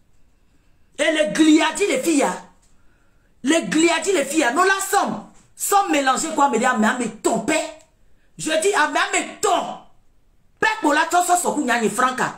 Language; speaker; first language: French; native; French